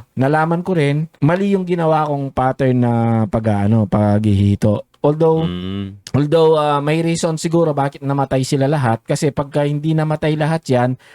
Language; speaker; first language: Filipino; native; Filipino